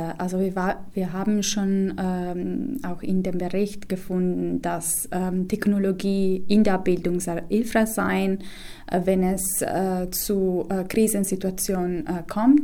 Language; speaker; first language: German; non-native, fluent; Italian